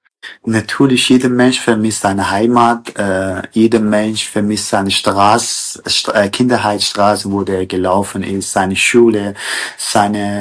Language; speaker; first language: German; non-native, fluent; Kurdish